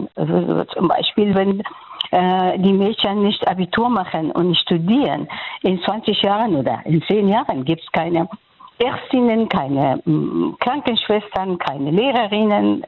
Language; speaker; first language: German; non-native, fluent; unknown